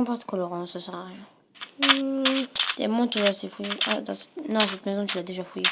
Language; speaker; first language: French; native; French